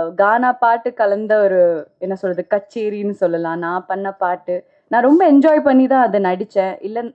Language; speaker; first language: Tamil; non-native, local second language; Malayalam